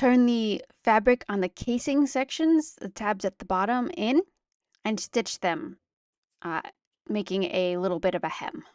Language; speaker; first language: English; native; English